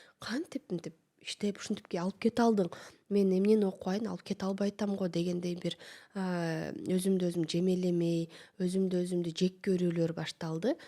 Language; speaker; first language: Kyrgyz; native; Kyrgyz